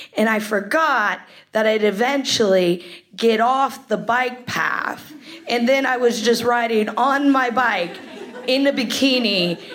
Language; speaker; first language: English; native; English